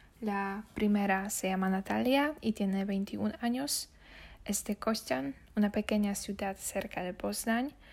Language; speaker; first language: Spanish; non-native, learner; Polish